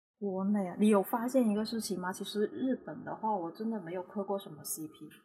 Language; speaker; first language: Chinese; non-native, local second language; Cantonese